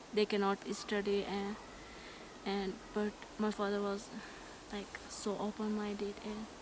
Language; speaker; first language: English; non-native, learner; Persian